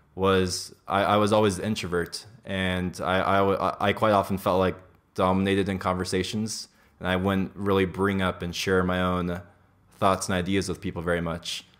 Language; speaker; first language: English; native; English